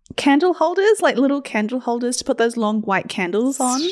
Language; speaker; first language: English; early bilingual, other home language; Hindi